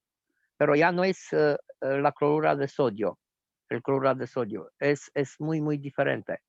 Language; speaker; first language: Spanish; non-native, fluent; Romanian